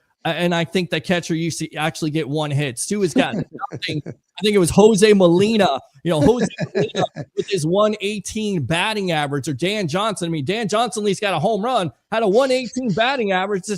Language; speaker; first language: English; native; English